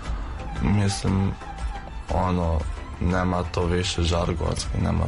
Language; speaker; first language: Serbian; non-native, fluent; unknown